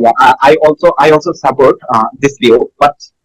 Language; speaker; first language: English; non-native, learner; Bangla